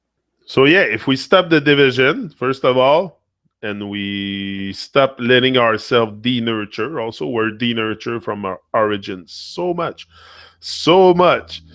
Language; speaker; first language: English; non-native, fluent; French